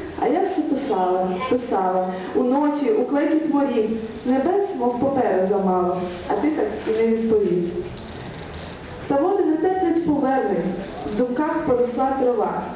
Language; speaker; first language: Ukrainian; native; Ukrainian